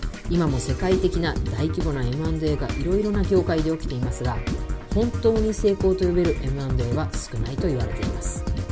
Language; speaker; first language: Japanese; native; Japanese